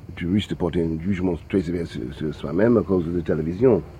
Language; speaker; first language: French; non-native, fluent; English